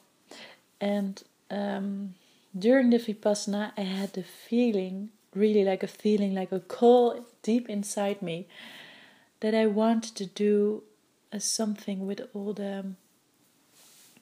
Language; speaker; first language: English; non-native, fluent; Dutch